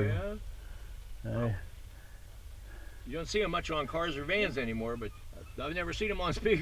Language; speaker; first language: English; native; English